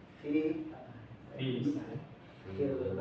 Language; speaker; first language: Arabic; non-native, learner; Indonesian